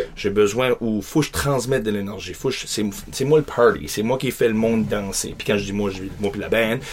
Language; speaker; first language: French; native; French